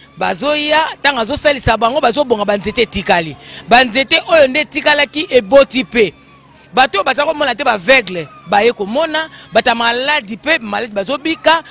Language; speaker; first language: Lingala; non-native, local second language; Kongo